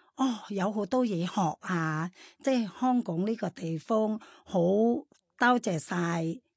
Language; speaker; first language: Cantonese; non-native, fluent; Thai